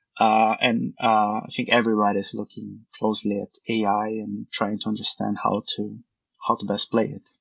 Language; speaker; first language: English; non-native, fluent; Portuguese